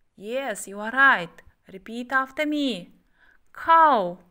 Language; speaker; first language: English; non-native, fluent; Kazakh